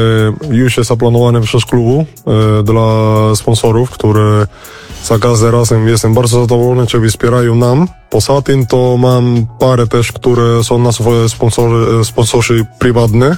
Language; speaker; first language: Polish; non-native, fluent; Spanish